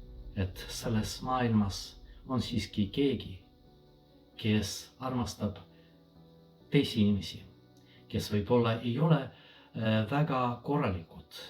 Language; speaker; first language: Estonian; non-native, fluent; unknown